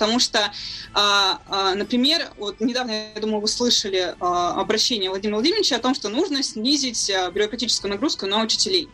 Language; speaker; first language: Russian; native; Russian